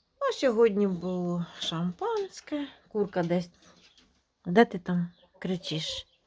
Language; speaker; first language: Ukrainian; native; Ukrainian